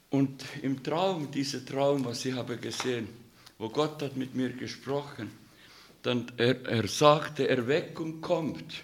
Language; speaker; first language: German; non-native, learner; Russian